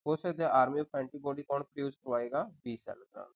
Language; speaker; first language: Hindi; non-native, local second language; Punjabi